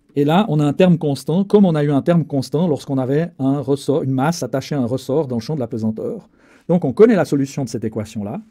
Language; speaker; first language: French; native; French